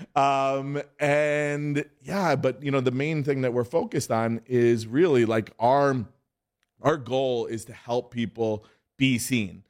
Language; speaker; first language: English; native; English